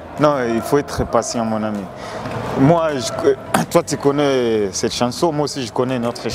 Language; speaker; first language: French; non-native, local second language; Rundi